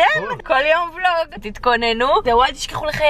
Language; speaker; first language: Hebrew; native; Hebrew